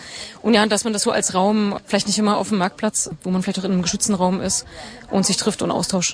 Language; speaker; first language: German; native; German